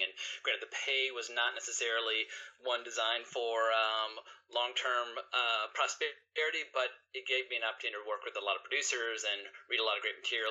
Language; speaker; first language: English; native; English